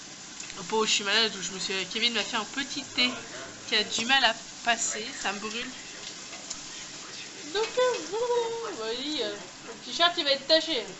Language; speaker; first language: French; native; French